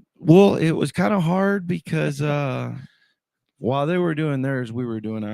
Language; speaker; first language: English; native; English